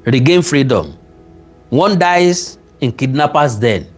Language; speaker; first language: English; non-native, local second language; Yoruba